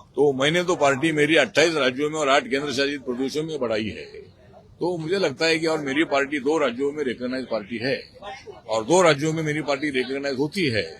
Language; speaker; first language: Hindi; non-native, local second language; Marathi